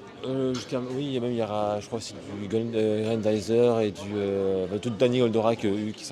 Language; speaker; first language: French; native; French